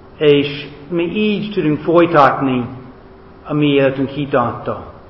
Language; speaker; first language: Hungarian; non-native, fluent; English